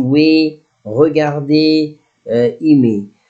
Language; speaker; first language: French; non-native, fluent; Arabic